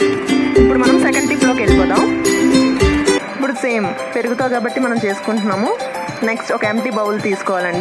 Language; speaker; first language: Telugu; native; Telugu